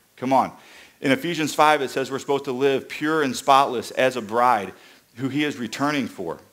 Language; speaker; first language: English; native; English